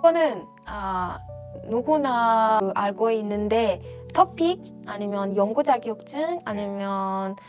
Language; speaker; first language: Korean; non-native, fluent; Persian